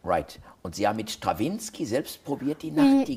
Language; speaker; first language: German; native; German